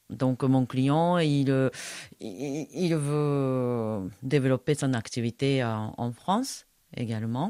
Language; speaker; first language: French; non-native, fluent; Japanese